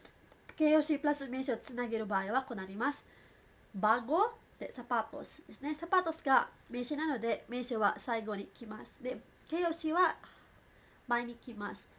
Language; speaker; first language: Japanese; non-native, fluent; Filipino